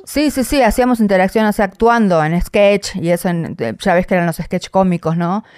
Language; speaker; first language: Spanish; native; Spanish